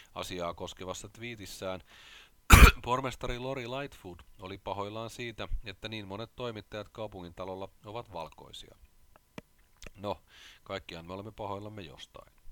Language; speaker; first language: Finnish; native; Finnish